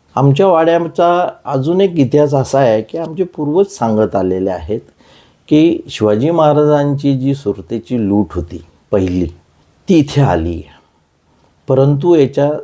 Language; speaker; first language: Marathi; native; Marathi